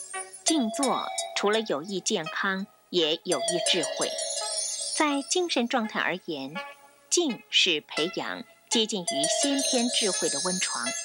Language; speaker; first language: Chinese; native; Chinese